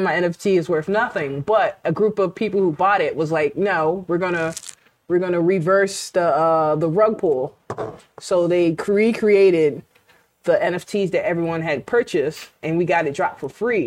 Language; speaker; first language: English; native; English